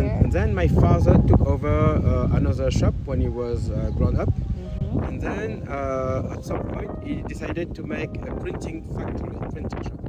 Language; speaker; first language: English; non-native, fluent; French